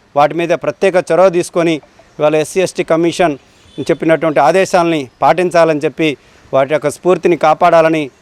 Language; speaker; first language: Telugu; non-native, local second language; Lambadi